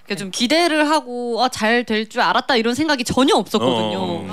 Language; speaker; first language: Korean; native; Korean